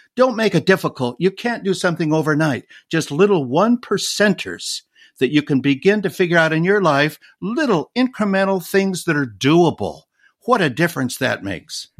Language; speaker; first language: English; native; English